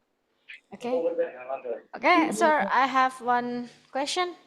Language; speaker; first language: English; non-native, fluent; Indonesian